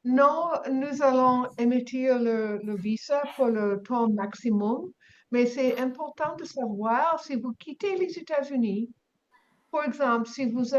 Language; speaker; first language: French; non-native, learner; English